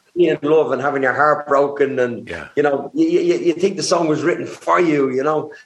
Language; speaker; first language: English; native; English